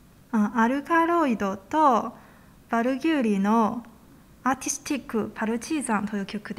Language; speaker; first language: Japanese; non-native, fluent; Chinese